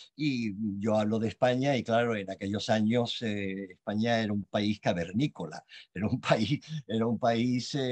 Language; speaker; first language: Spanish; native; Spanish